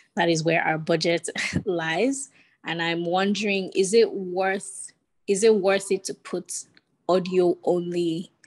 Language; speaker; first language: English; non-native, local second language; Yoruba